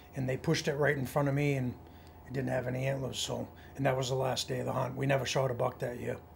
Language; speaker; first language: English; native; English